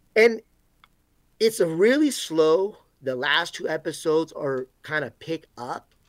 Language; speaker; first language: English; native; English